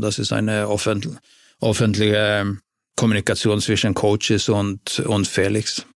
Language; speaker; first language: German; non-native, fluent; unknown